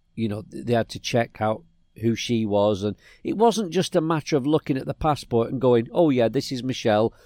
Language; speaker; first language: English; native; English